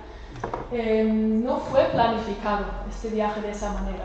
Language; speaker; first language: Spanish; non-native, fluent; German